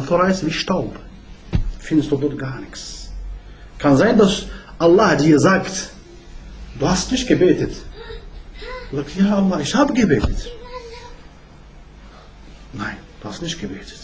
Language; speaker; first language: German; non-native, learner; Arabic